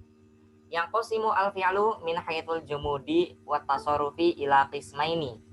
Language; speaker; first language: Arabic; non-native, learner; Indonesian